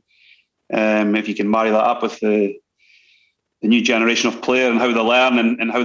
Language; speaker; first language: English; native; English